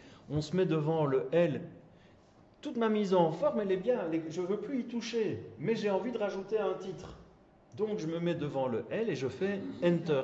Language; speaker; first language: French; native; French